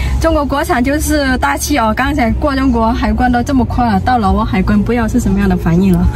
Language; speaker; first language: Chinese; non-native, fluent; Lao